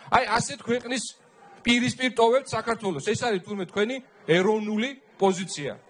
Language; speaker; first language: Georgian; native; Georgian